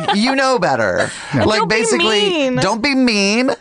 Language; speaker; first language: English; native; English